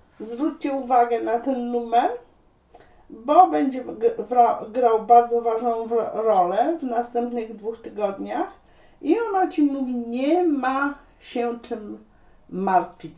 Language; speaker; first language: Polish; native; Polish